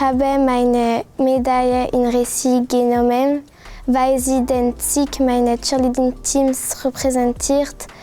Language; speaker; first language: German; non-native, learner; French